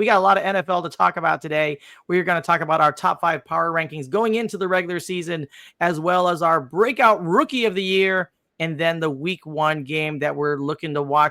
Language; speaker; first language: English; native; English